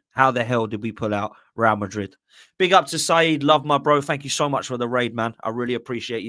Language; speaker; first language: English; native; English